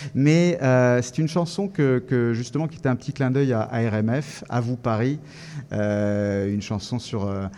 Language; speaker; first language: French; native; French